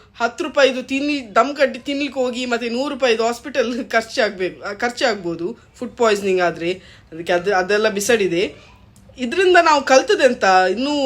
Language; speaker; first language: Kannada; native; Kannada